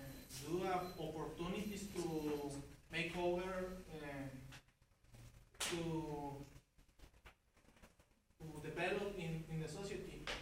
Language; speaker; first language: English; non-native, learner; Spanish